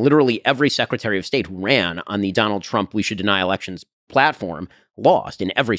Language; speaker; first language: English; native; English